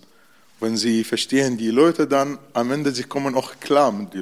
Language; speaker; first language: German; non-native, learner; Arabic